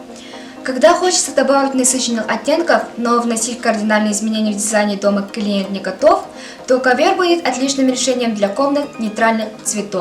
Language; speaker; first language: Russian; non-native, local second language; Yakut